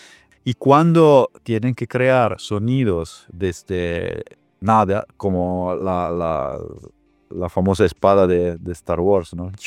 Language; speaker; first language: Spanish; non-native, fluent; Italian